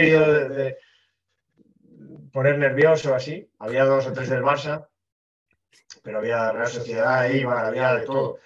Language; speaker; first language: Spanish; native; Spanish